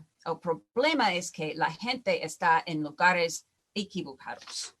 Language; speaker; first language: Spanish; non-native, fluent; English